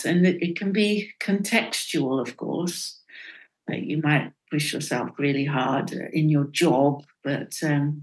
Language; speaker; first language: English; non-native, fluent; Dutch